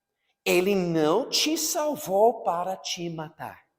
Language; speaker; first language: Portuguese; non-native, fluent; English